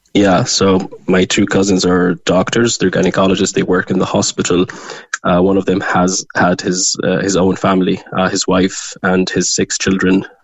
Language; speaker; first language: English; non-native, fluent; Arabic